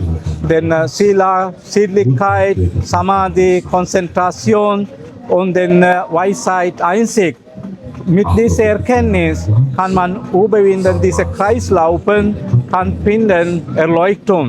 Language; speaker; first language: German; non-native, learner; Sinhala